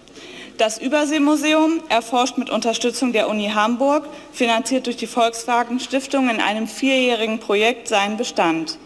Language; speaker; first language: German; native; German